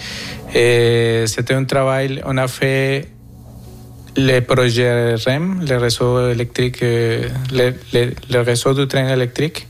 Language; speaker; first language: French; non-native, fluent; Spanish